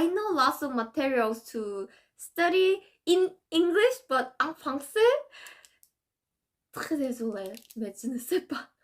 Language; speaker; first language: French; non-native, learner; Korean